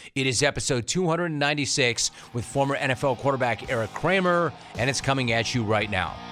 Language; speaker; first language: English; native; English